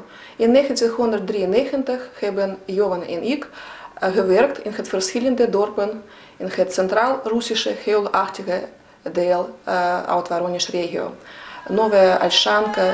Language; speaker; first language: Dutch; non-native, fluent; Russian